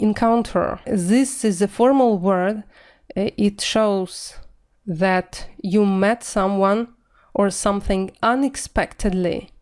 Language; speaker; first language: English; non-native, fluent; Russian